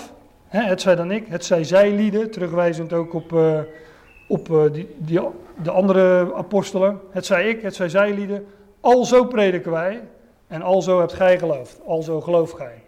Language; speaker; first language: Dutch; native; Dutch